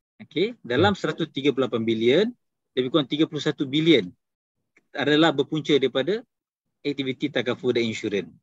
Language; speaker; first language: Malay; native; Malay